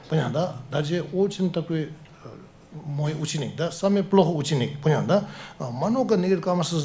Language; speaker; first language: Russian; non-native, learner; Tibetan